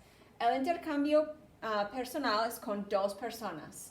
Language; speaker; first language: Spanish; non-native, fluent; English